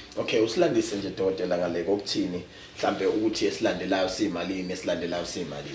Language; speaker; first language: Zulu; native; Zulu